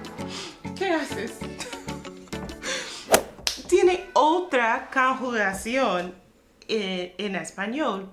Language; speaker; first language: Spanish; non-native, fluent; English